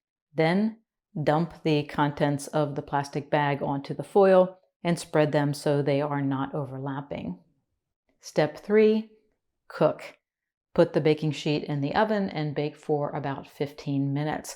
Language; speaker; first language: English; native; English